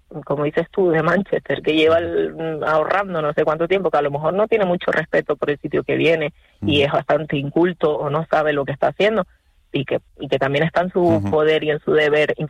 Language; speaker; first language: Spanish; native; Spanish